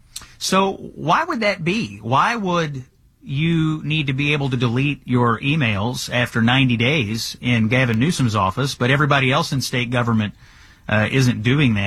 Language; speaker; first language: English; native; English